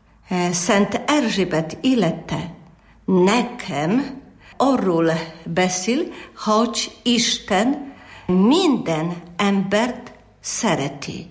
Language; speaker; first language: Hungarian; non-native, learner; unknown